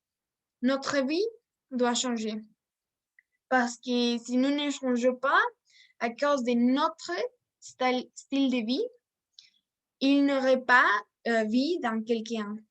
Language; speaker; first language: French; non-native, learner; Spanish